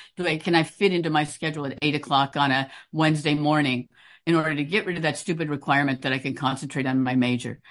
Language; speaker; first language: English; native; English